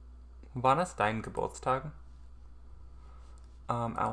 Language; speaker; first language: German; non-native, learner; English